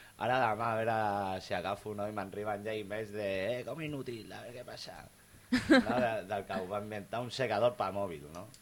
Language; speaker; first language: Catalan; non-native, local second language; Spanish